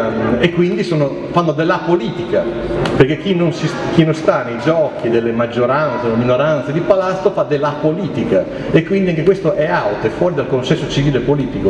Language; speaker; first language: Italian; native; Italian